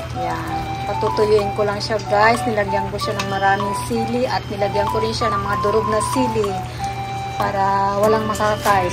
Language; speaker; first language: Filipino; non-native, local second language; Bikol